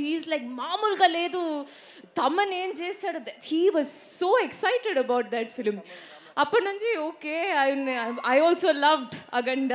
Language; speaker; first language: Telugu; non-native, learner; Malayalam